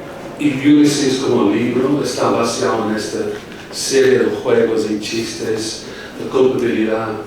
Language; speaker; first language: Spanish; non-native, fluent; English